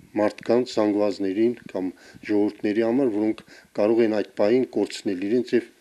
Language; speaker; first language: Armenian; native; Armenian